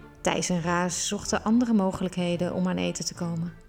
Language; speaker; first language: Dutch; native; Dutch